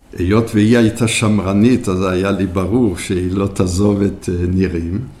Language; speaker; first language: Hebrew; early bilingual, other home language; French